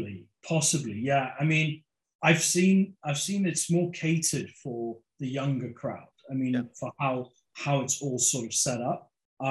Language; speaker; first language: English; native; English